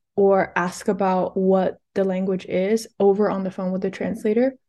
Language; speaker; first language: English; early bilingual, other home language; Chinese